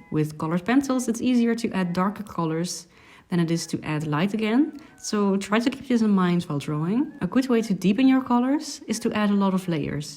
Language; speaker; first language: English; non-native, fluent; Dutch